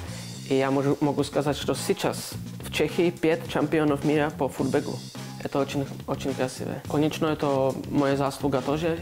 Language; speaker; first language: Russian; non-native, learner; Czech